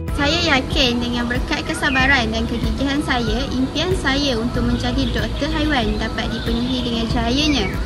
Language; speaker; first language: Malay; native; Malay